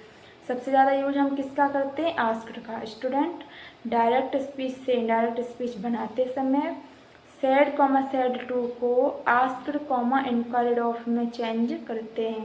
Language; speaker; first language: Hindi; native; Hindi